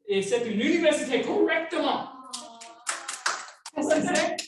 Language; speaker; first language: French; non-native, fluent; English